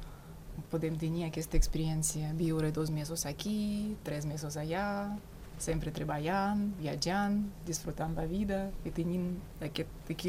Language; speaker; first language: Catalan; non-native, fluent; Russian